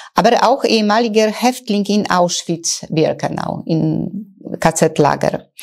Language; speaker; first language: German; non-native, fluent; Polish